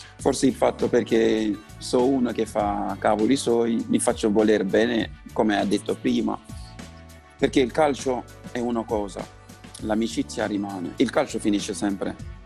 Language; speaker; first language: Italian; non-native, fluent; Wolof